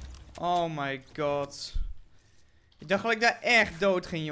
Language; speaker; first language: Dutch; native; Dutch